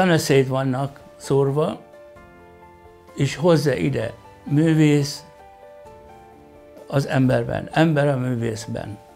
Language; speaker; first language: Hungarian; non-native, fluent; Arabic